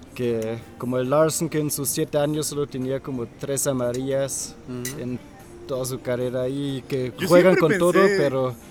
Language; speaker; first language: Spanish; non-native, fluent; German